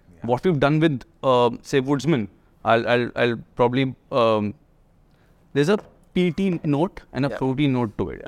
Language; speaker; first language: English; non-native, local second language; Hindi